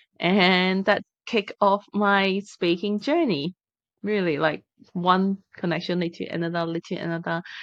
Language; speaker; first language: English; non-native, fluent; Chinese